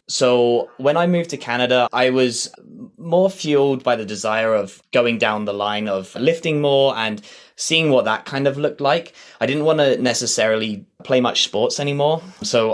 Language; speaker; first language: English; native; English